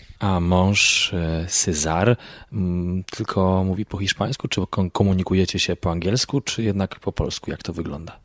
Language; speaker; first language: Polish; native; Polish